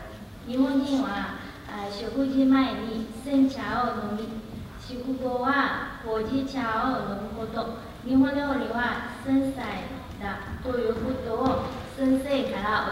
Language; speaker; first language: Japanese; non-native, learner; Chinese